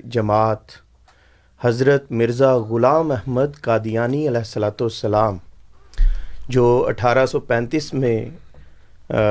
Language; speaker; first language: Urdu; native; Urdu